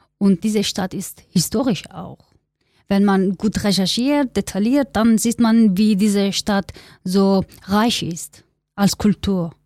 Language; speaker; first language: German; non-native, learner; Kurdish